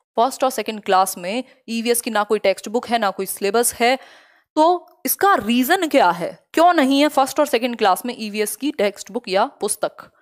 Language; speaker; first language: Hindi; native; Hindi